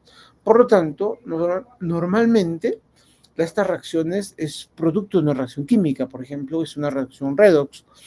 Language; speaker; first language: Spanish; native; Spanish